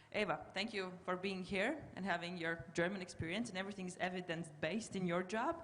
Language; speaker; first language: English; non-native, fluent; Latvian